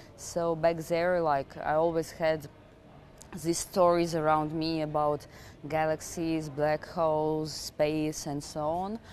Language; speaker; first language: English; non-native, fluent; Russian